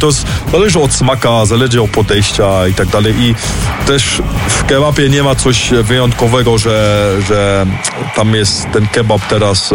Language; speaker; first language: Polish; early bilingual, heritage; Polish